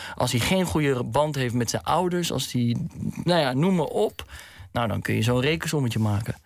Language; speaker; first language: Dutch; native; Dutch